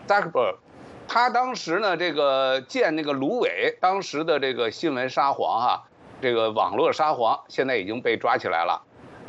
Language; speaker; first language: Chinese; native; Chinese